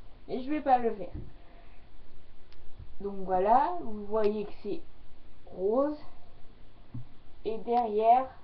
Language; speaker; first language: French; native; French